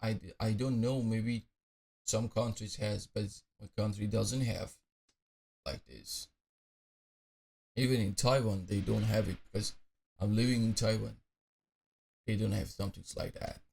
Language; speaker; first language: English; non-native, fluent; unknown